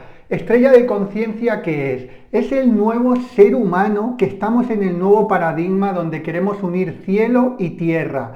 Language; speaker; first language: Spanish; native; Spanish